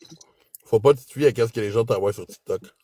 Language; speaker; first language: French; native; French